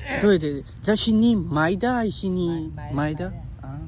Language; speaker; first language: Chinese; non-native, learner; Bangla